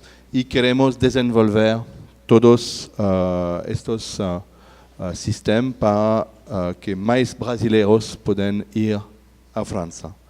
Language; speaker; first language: Portuguese; non-native, learner; French